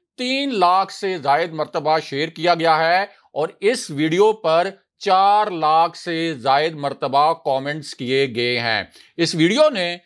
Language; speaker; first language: Urdu; native; Urdu